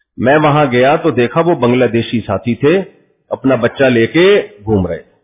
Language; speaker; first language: Urdu; native; Urdu